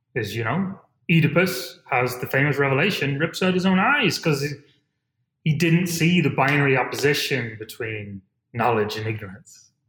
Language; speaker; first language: English; native; English